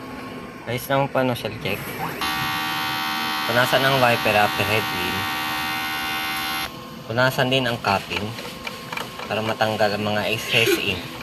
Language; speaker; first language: Filipino; native; Filipino